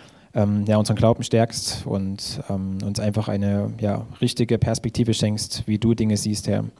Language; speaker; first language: German; native; German